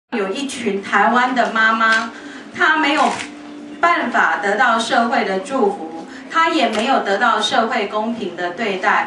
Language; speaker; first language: Chinese; native; Chinese